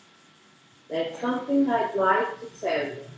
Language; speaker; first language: English; non-native, learner; Portuguese